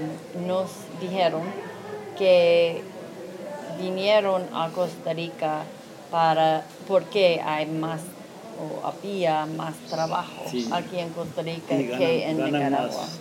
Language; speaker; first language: Spanish; non-native, fluent; English